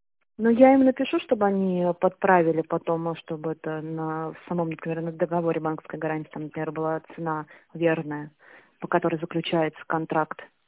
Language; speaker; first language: Russian; native; Russian